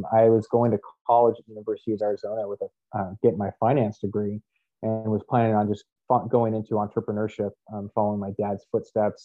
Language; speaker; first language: English; native; English